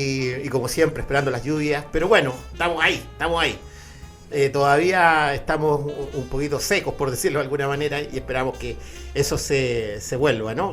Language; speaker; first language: Spanish; native; Spanish